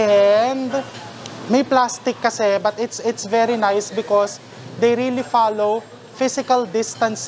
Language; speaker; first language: English; non-native, local second language; Filipino